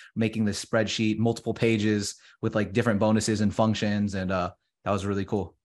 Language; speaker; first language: English; early bilingual, other home language; Filipino